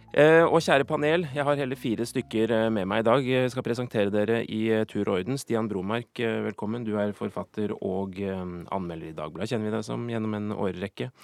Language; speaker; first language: Norwegian; native; Norwegian